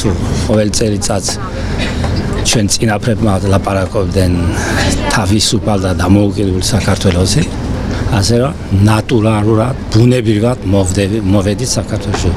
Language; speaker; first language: Georgian; early bilingual, heritage; Georgian